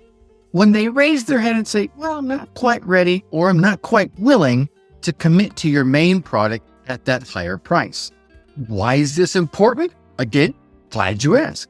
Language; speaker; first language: English; native; English